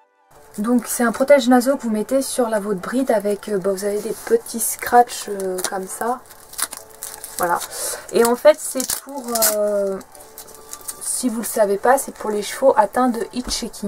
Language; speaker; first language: French; native; French